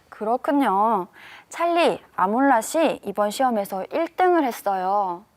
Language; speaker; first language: Korean; native; Korean